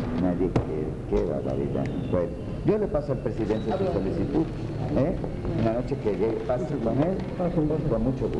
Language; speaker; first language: Spanish; native; Spanish